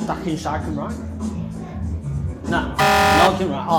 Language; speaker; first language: Welsh; non-native, learner; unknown